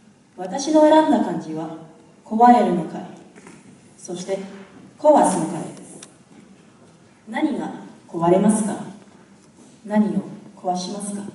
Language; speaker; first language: Japanese; non-native, fluent; English